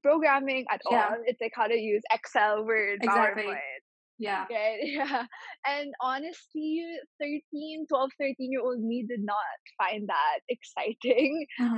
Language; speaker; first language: English; non-native, local second language; Filipino